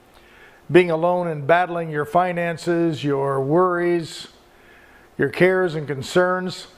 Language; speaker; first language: English; native; English